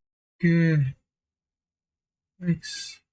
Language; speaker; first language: English; non-native, learner; Indonesian